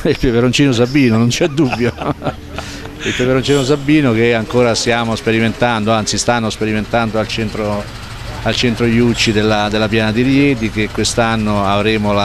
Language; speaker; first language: Italian; native; Italian